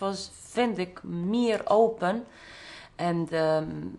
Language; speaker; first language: Dutch; non-native, fluent; Arabic